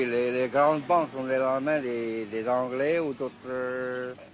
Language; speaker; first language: French; non-native, fluent; Chinese